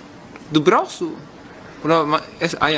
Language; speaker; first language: German; non-native, learner; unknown